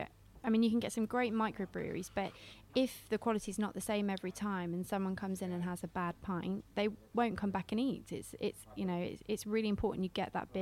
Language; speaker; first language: English; native; English